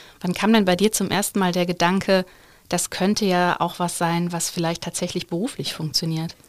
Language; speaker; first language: German; native; German